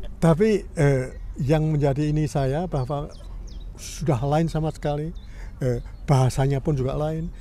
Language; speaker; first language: Indonesian; native; Indonesian